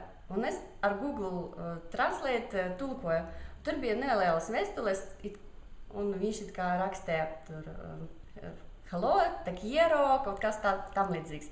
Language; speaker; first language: Latvian; non-native, local second language; Russian